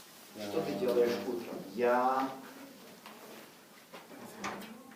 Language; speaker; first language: Russian; non-native, fluent; English